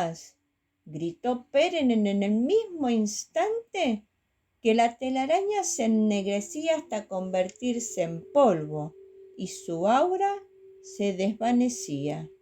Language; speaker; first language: Spanish; native; Spanish